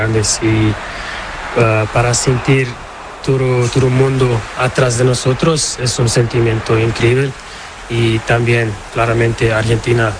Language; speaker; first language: Spanish; non-native, learner; Portuguese